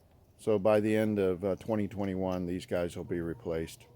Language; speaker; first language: English; native; English